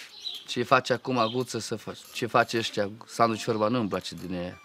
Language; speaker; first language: Romanian; non-native, local second language; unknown